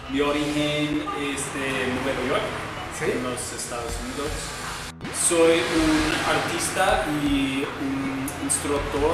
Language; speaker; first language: Spanish; non-native, learner; English